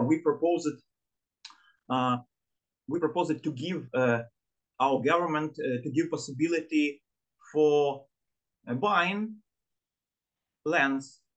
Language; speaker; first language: English; non-native, learner; Ukrainian